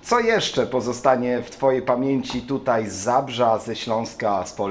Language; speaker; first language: Polish; native; Polish